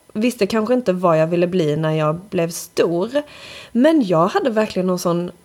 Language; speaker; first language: Swedish; native; Swedish